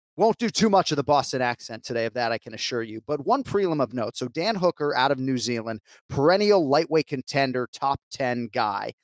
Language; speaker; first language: English; native; English